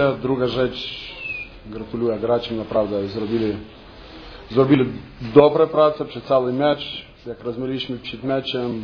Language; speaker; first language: Polish; non-native, fluent; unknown